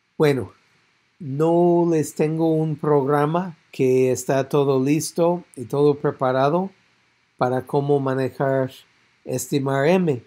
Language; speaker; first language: Spanish; non-native, fluent; English